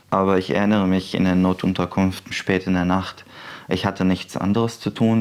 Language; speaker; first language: German; non-native, fluent; Arabic